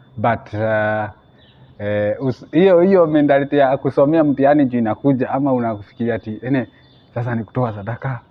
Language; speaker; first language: Swahili; native; Swahili